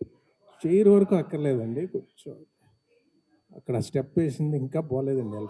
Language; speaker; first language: Telugu; native; Telugu